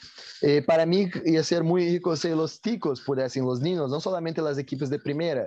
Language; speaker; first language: Spanish; non-native, learner; Portuguese